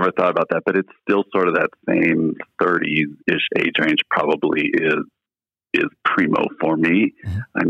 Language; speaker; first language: English; native; English